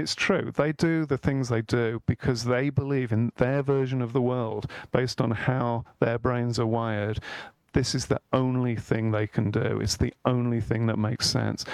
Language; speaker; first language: English; native; English